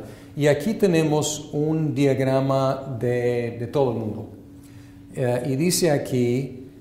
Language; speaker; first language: Spanish; non-native, fluent; English